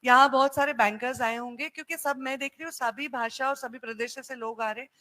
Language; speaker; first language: Hindi; non-native, local second language; Marathi